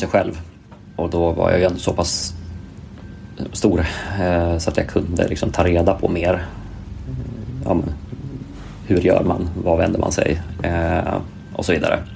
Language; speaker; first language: Swedish; native; Swedish